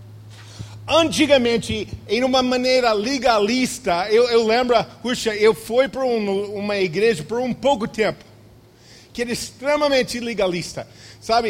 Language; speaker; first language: Portuguese; non-native, fluent; English